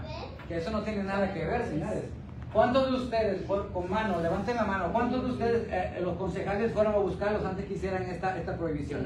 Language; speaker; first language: Spanish; native; Spanish